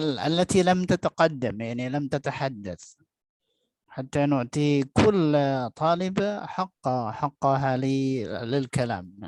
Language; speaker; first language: Arabic; non-native, fluent; Indonesian